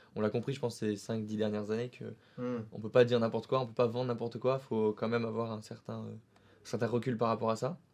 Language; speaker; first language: French; native; French